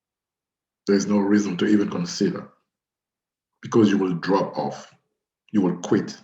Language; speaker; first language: English; non-native, fluent; French